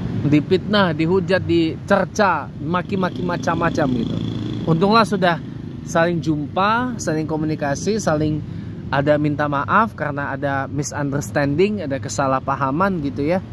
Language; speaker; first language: Indonesian; native; Indonesian